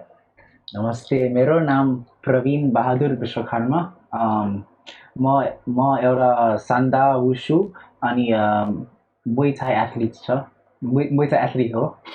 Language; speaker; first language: Nepali; early bilingual, heritage; Nepali